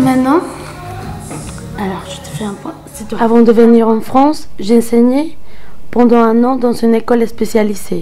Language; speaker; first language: French; non-native, fluent; Spanish